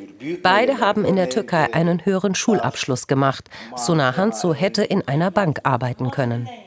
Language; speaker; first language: German; early bilingual, other home language; Turkish